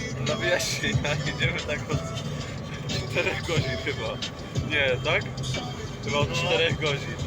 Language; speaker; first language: Polish; native; Polish